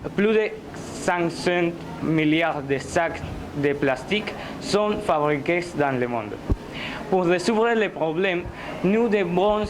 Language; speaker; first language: French; non-native, learner; Spanish